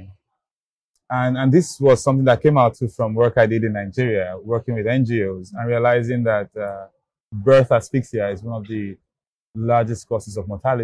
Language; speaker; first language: English; non-native, local second language; Igbo